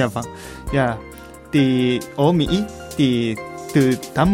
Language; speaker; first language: Vietnamese; non-native, fluent; Japanese